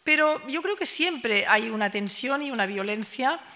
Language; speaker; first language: Spanish; non-native, local second language; Catalan